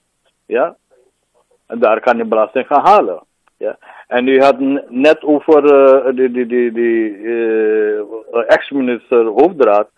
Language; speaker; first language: Dutch; non-native, local second language; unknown